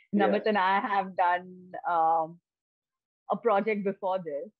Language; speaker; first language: English; non-native, local second language; Bangla